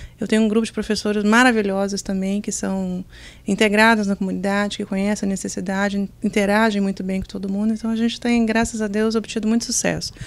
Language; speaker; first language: Portuguese; native; Portuguese